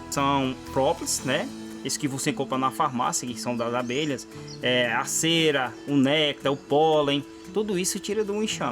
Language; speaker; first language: Portuguese; native; Portuguese